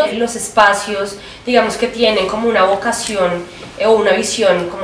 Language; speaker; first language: Spanish; native; Spanish